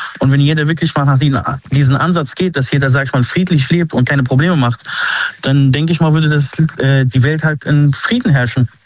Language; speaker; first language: German; early bilingual, other home language; Arabic